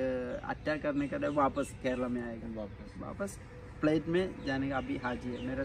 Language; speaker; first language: Hindi; non-native, local second language; Malayalam